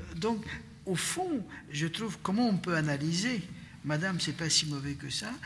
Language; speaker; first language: French; non-native, fluent; Romanian